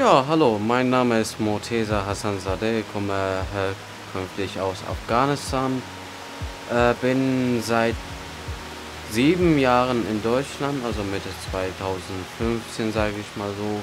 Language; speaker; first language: German; early bilingual, other home language; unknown